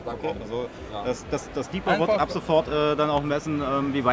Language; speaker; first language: German; native; German